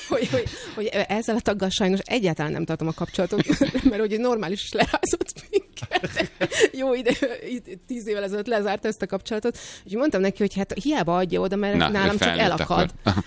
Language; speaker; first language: Hungarian; native; Hungarian